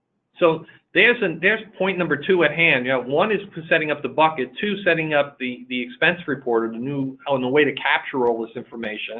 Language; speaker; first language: English; native; English